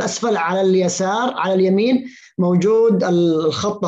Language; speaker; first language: Arabic; native; Arabic